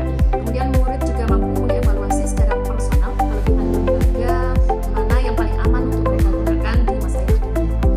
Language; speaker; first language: Indonesian; native; Indonesian